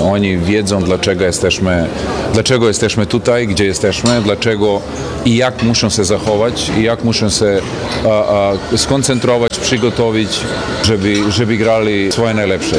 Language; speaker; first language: Polish; non-native, fluent; Serbian